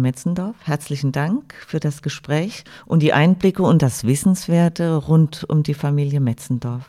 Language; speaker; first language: German; native; German